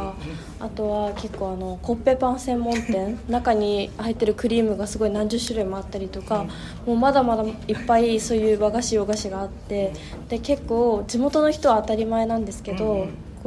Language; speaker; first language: Japanese; native; Japanese